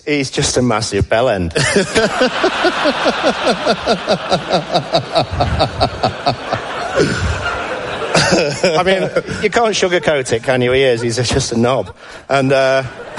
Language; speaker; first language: English; native; English